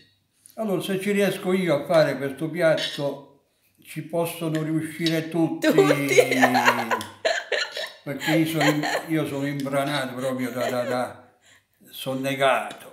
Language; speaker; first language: Italian; native; Italian